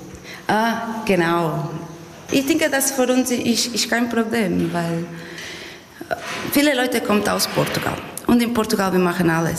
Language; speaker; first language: German; non-native, learner; Portuguese